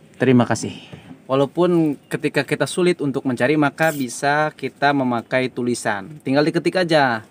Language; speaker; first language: Indonesian; non-native, local second language; Sundanese